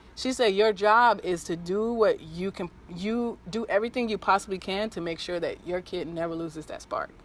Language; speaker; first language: English; native; English